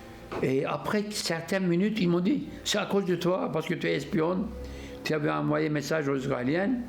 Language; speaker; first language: French; non-native, fluent; Turkish